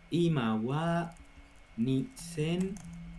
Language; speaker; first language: Japanese; non-native, learner; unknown